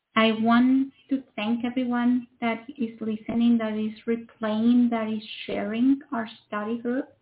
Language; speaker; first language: English; non-native, fluent; Spanish